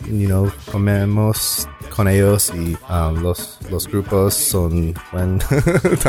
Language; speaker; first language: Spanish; non-native, learner; English